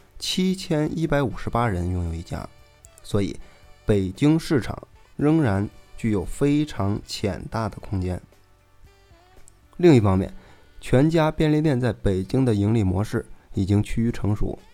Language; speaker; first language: Chinese; native; Chinese